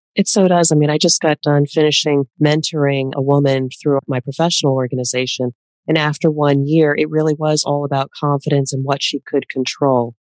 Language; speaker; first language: English; native; English